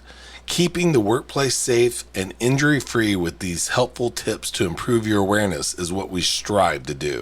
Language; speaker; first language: English; native; English